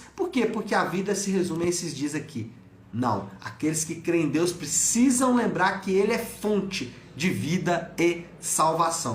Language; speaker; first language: Portuguese; native; Portuguese